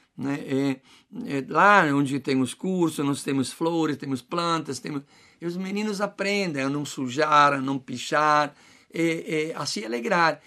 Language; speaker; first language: Portuguese; non-native, fluent; Italian